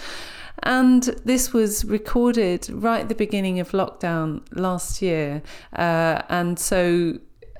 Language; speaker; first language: English; native; English